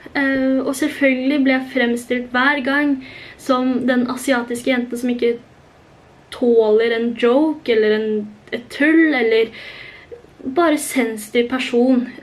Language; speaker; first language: Norwegian; early bilingual, other home language; Korean